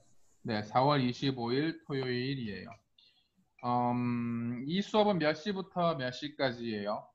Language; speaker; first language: Korean; non-native, fluent; Spanish